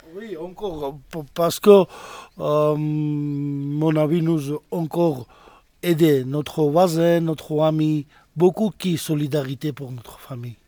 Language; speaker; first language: French; non-native, learner; Georgian